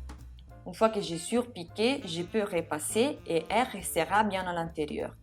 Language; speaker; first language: French; non-native, fluent; Italian